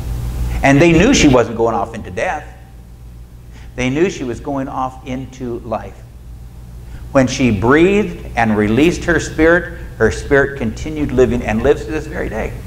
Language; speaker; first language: English; native; English